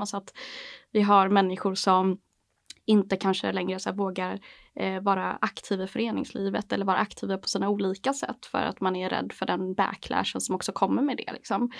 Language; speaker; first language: Swedish; native; Swedish